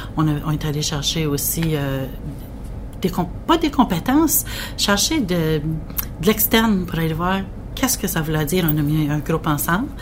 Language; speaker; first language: French; native; French